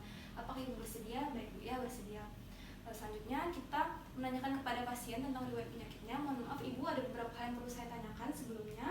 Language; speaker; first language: Indonesian; native; Indonesian